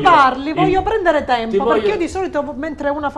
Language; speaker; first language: Italian; native; Italian